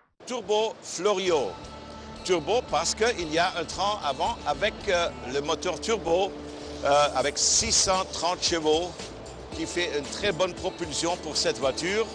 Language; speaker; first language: French; non-native, fluent; German